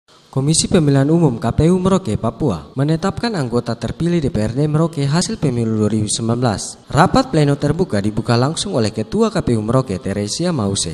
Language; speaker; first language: Indonesian; native; Indonesian